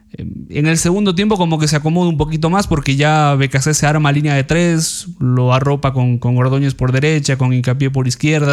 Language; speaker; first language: Spanish; native; Spanish